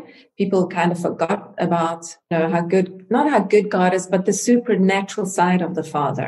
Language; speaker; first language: English; non-native, local second language; Afrikaans